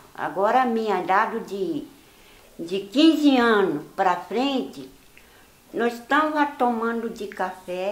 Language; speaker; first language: Portuguese; non-native, local second language; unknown